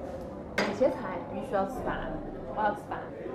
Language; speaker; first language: Chinese; native; Chinese